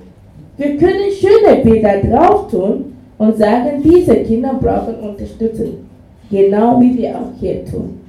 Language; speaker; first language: German; non-native, fluent; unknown